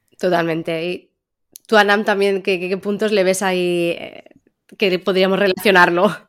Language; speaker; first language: Spanish; native; Spanish